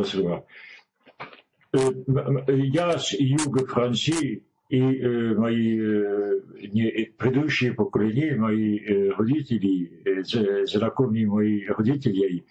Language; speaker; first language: Russian; non-native, learner; French